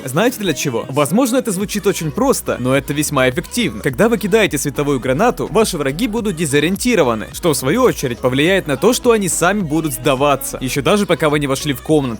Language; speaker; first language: Russian; native; Russian